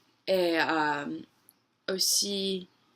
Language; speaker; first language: French; non-native, learner; English